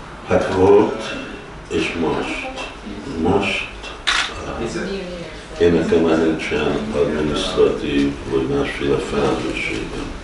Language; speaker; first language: Hungarian; early bilingual, heritage; Hungarian